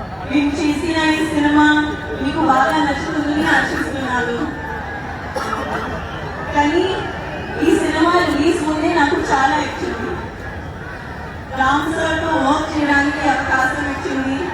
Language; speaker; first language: Telugu; non-native, learner; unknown